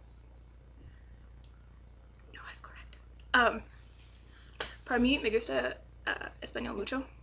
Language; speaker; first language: Spanish; non-native, learner; English